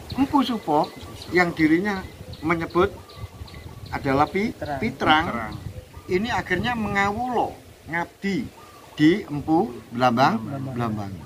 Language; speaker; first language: Indonesian; non-native, local second language; Javanese